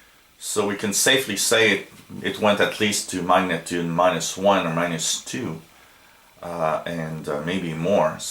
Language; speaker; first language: English; non-native, local second language; French